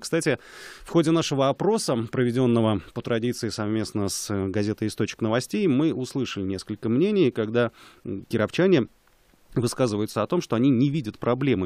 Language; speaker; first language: Russian; native; Russian